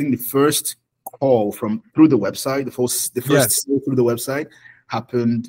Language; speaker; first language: English; non-native, local second language; Yoruba